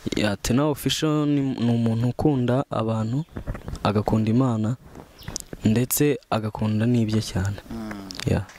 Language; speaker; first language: Kinyarwanda; early bilingual, heritage; Kinyarwanda